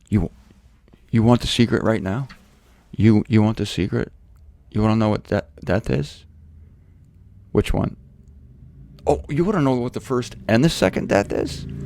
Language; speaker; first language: English; native; English